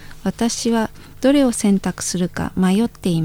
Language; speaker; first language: Japanese; non-native, fluent; Indonesian